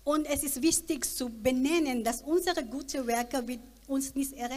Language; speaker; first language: German; non-native, learner; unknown